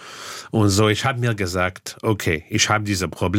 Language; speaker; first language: German; non-native, fluent; English